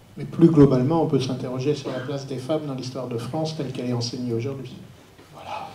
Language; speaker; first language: French; native; French